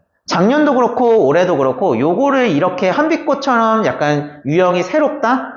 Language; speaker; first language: Korean; native; Korean